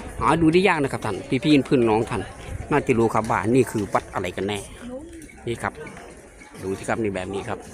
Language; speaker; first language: Thai; native; Thai